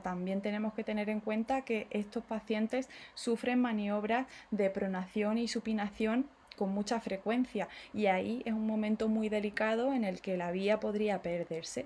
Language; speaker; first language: Spanish; native; Spanish